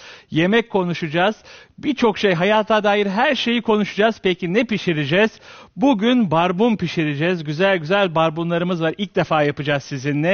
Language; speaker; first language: Turkish; native; Turkish